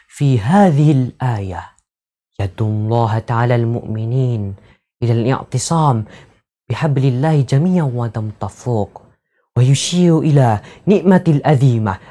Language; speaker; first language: Arabic; non-native, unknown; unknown